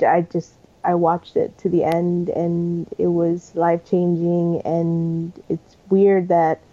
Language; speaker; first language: English; early bilingual, other home language; Spanish